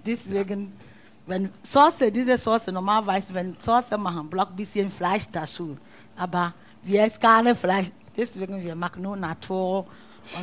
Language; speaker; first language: German; non-native, learner; Akan